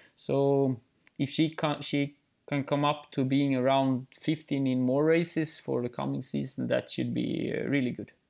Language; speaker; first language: English; non-native, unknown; Swedish